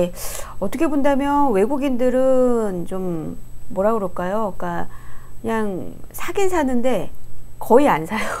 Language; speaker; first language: Korean; native; Korean